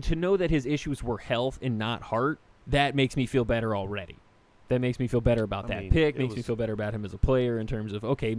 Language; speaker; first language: English; native; English